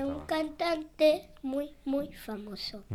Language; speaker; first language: Spanish; native; Spanish